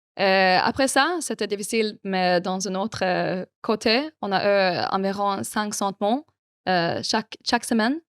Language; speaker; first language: French; non-native, fluent; Swedish